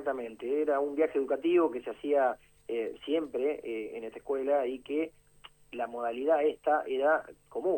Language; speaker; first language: Spanish; native; Spanish